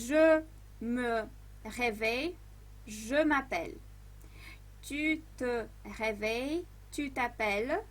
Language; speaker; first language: French; non-native, fluent; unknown